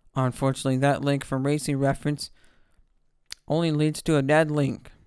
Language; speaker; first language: English; native; English